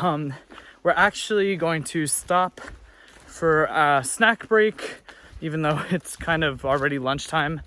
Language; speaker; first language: English; native; English